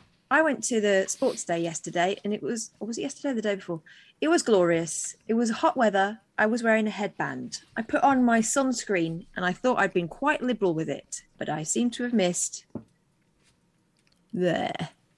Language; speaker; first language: English; native; English